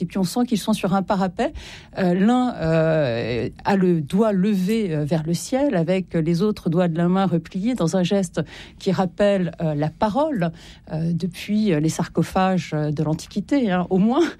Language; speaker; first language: French; native; French